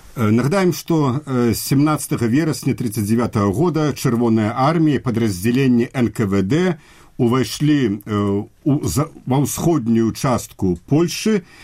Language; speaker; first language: Belarusian; native; Belarusian